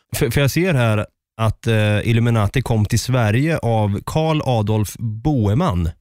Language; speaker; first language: Swedish; native; Swedish